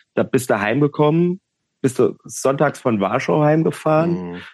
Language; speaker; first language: German; native; German